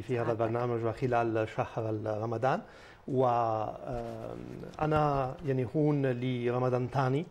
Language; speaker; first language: Arabic; non-native, fluent; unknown